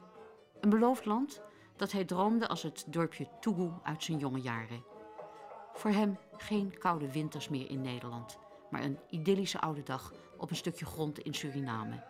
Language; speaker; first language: Dutch; native; Dutch